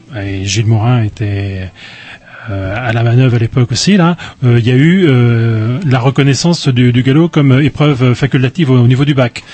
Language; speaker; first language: French; native; French